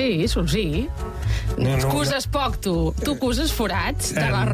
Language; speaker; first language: Catalan; native; Catalan